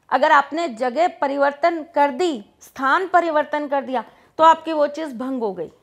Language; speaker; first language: Hindi; native; Hindi